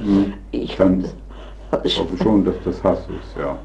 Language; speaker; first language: German; native; German